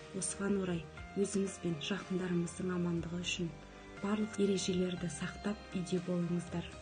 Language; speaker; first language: Kazakh; native; Kazakh